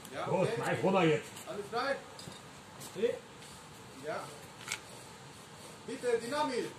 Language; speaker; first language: German; non-native, learner; Spanish